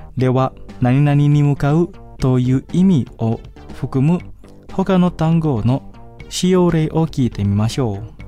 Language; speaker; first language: Japanese; non-native, fluent; Indonesian